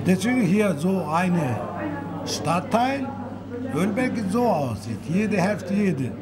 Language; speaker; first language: German; non-native, learner; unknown